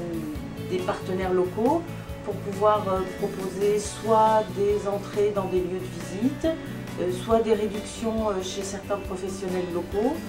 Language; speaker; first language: French; native; French